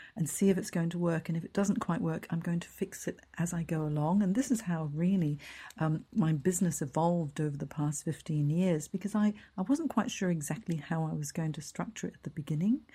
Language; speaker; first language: English; native; English